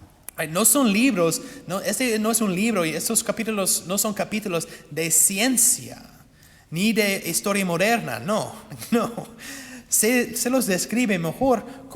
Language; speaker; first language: Spanish; non-native, fluent; English